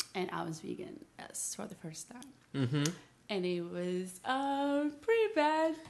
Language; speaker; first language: English; non-native, fluent; Spanish